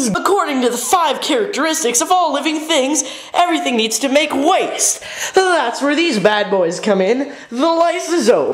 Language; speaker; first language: English; native; English